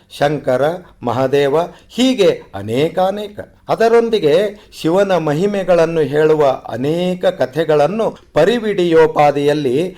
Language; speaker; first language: Kannada; native; Kannada